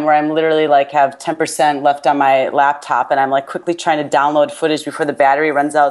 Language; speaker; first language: English; native; English